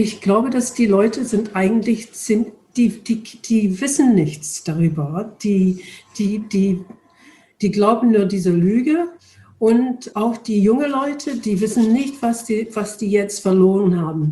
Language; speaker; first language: German; non-native, fluent; English